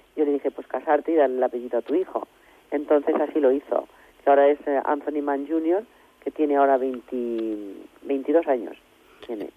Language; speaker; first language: Spanish; native; Spanish